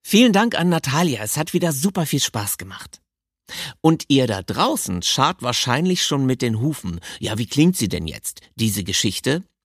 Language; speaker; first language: German; native; German